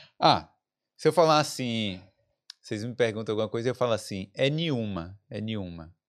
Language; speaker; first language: Portuguese; native; Portuguese